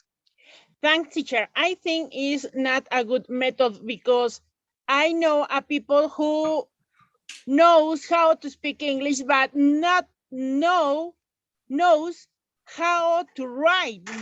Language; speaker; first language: English; non-native, learner; Spanish